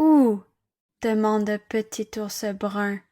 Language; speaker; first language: French; non-native, learner; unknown